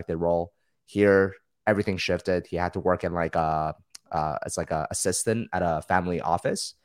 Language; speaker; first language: English; early bilingual, other home language; Chinese